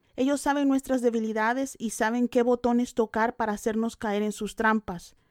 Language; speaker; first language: Spanish; native; Spanish